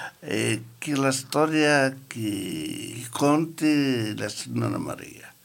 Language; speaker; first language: Italian; non-native, learner; Arabic